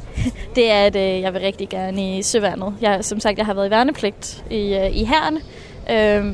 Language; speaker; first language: Danish; native; Danish